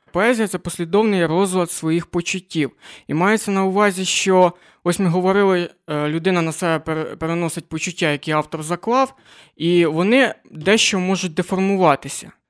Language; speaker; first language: Ukrainian; non-native, local second language; Russian